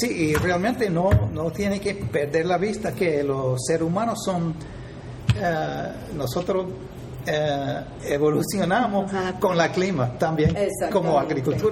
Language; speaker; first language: Spanish; non-native, fluent; English